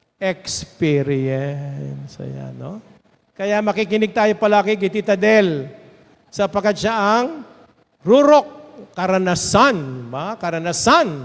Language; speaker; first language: Filipino; native; Filipino